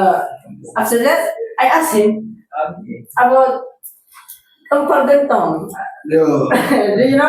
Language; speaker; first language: English; non-native, learner; Indonesian